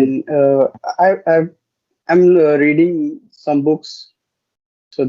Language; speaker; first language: English; non-native, learner; Hindi